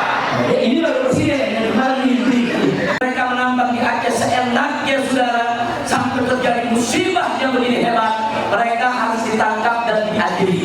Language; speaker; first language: Indonesian; native; Indonesian